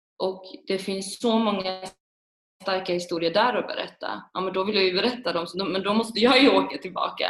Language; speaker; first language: Swedish; early bilingual, other home language; Persian